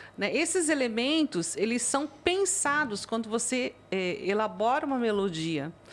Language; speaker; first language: Portuguese; early bilingual, other home language; Chinese